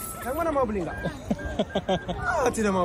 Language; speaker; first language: Indonesian; non-native, learner; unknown